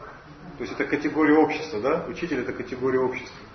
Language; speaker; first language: Russian; native; Russian